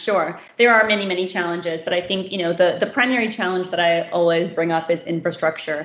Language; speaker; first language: English; native; English